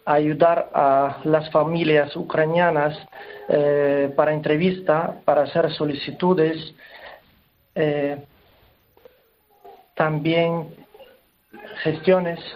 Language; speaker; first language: Spanish; non-native, learner; Ukrainian